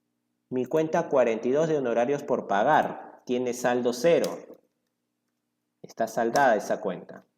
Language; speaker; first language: Spanish; native; Spanish